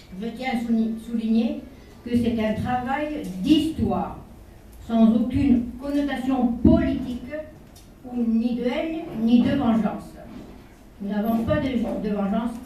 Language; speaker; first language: French; non-native, local second language; Spanish